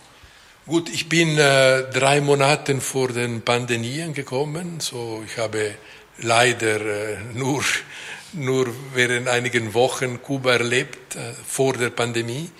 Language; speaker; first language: German; non-native, local second language; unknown